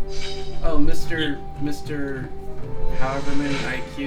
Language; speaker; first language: English; native; English